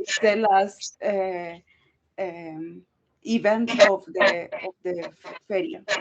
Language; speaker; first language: English; non-native, learner; Spanish